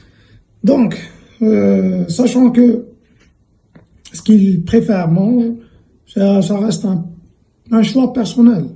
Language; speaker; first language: French; non-native, local second language; Arabic